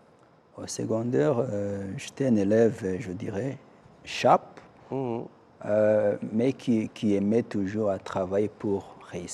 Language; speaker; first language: French; non-native, local second language; Kinyarwanda